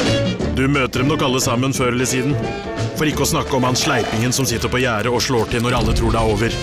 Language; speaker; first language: Norwegian; native; Norwegian